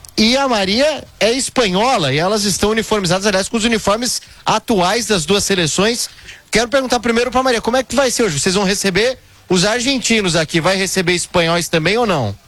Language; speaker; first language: Portuguese; native; Portuguese